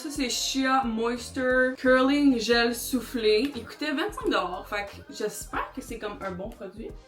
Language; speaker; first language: French; native; French